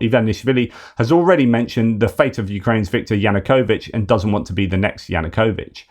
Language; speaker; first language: English; native; English